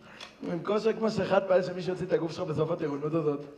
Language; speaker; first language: Hebrew; native; Hebrew